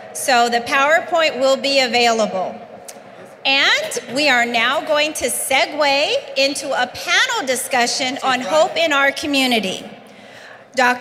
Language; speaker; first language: English; native; English